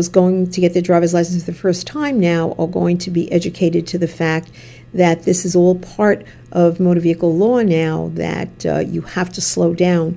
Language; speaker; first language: English; native; English